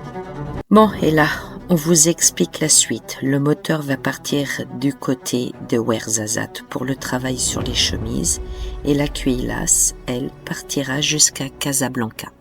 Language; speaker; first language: French; native; French